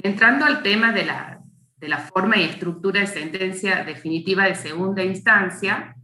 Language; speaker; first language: Spanish; native; Spanish